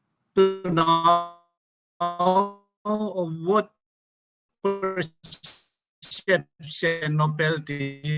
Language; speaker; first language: English; non-native, learner; Indonesian